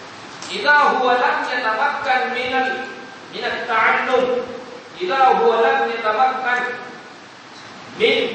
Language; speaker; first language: Arabic; non-native, fluent; Urdu